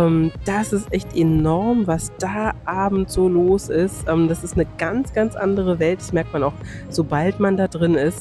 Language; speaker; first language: German; native; German